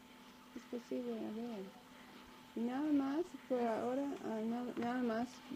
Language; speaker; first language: Spanish; non-native, learner; English